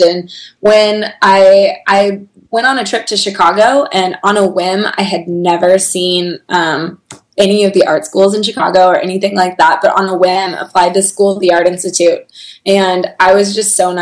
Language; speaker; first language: English; native; English